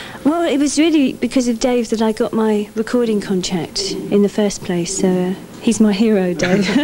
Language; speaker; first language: English; native; English